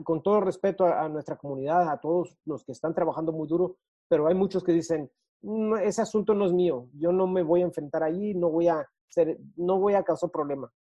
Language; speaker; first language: Spanish; early bilingual, heritage; Spanish